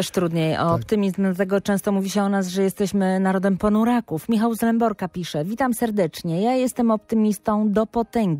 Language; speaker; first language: Polish; native; Polish